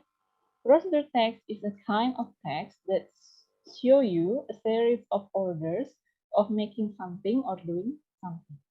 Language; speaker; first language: English; non-native, learner; Indonesian